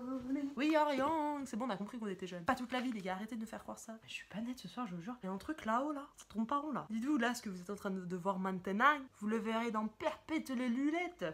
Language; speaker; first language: French; native; French